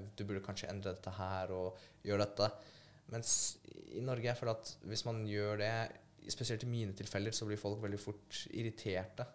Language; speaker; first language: Norwegian; early bilingual, other home language; Polish